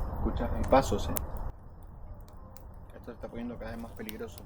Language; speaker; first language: Spanish; native; Spanish